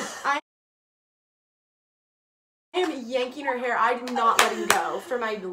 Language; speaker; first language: English; native; English